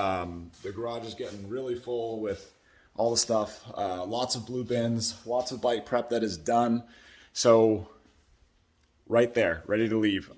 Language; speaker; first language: English; native; English